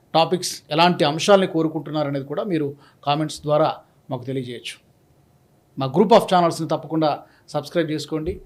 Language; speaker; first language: Telugu; native; Telugu